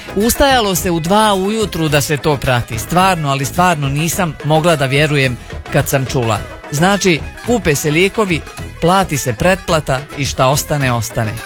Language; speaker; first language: Serbian; native; Serbian